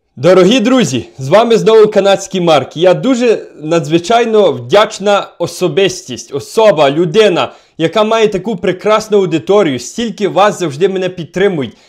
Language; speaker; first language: Ukrainian; non-native, fluent; English